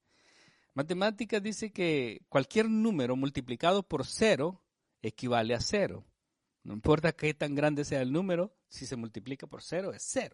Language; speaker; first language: Spanish; native; Spanish